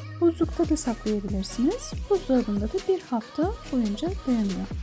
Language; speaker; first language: Turkish; native; Turkish